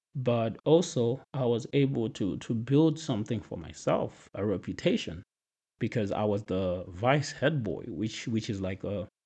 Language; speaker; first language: English; non-native, local second language; Shona